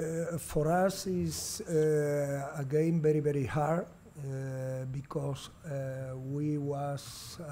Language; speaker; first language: English; non-native, learner; Spanish